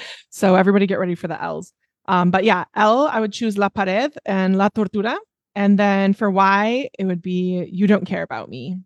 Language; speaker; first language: English; native; English